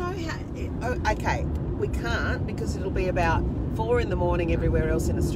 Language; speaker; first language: English; native; English